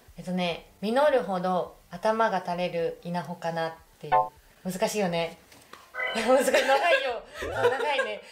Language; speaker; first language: Japanese; native; Japanese